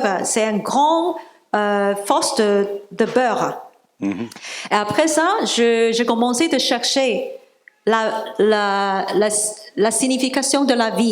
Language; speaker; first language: French; non-native, learner; Cantonese